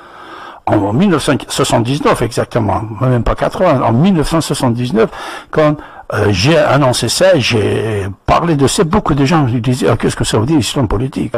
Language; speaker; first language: French; non-native, fluent; Persian